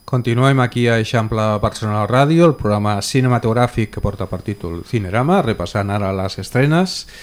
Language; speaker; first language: Catalan; non-native, local second language; Spanish